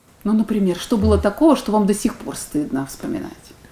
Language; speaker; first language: Russian; native; Russian